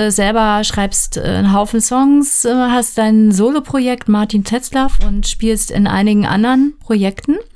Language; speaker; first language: German; native; German